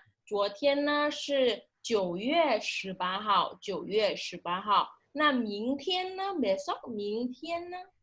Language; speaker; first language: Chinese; non-native, fluent; Indonesian